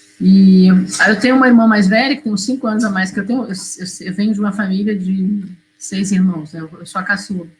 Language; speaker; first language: Portuguese; native; Portuguese